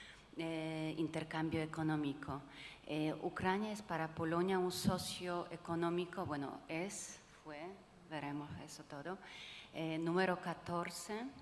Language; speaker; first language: Spanish; non-native, fluent; Polish